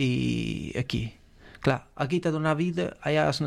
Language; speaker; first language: Catalan; non-native, fluent; Romanian